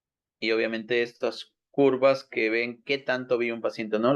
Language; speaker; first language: Spanish; native; Spanish